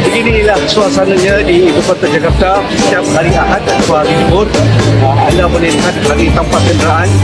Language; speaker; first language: Malay; native; Malay